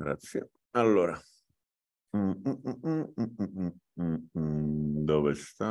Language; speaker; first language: Italian; native; Italian